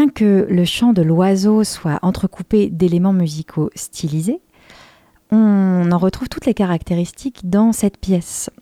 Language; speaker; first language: French; native; French